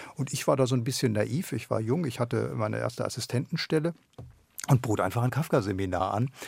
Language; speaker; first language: German; native; German